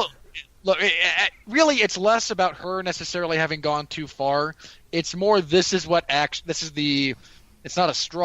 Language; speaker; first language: English; native; English